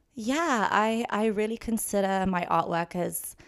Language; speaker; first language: English; native; English